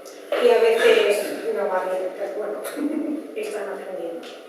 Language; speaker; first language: Spanish; non-native, fluent; Dutch